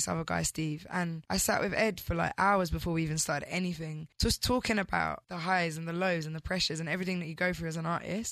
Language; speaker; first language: English; native; English